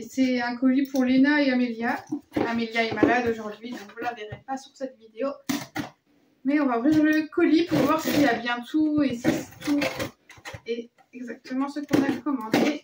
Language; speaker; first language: French; native; French